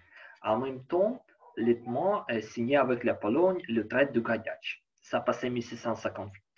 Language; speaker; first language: French; non-native, learner; Ukrainian